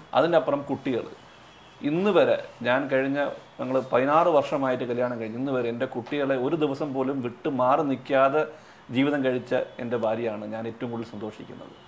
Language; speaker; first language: Malayalam; non-native, local second language; Tamil